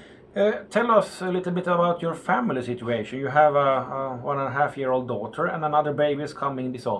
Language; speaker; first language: English; non-native, fluent; Swedish